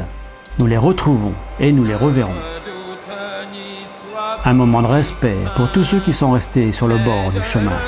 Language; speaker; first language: French; native; French